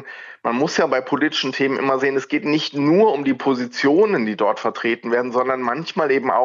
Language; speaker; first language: German; native; German